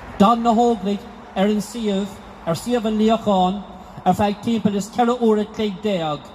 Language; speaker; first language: Irish; non-native, local second language; English